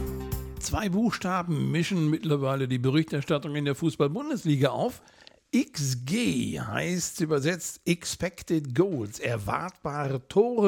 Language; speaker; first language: German; native; German